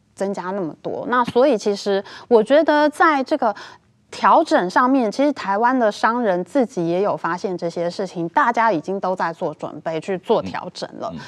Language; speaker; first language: Chinese; native; Chinese